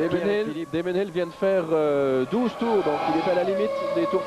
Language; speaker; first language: French; native; French